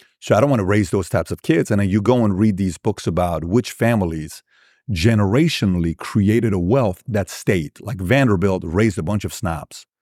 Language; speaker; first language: English; early bilingual, other home language; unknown